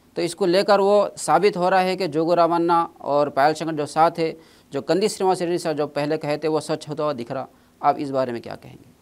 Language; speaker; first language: Urdu; native; Urdu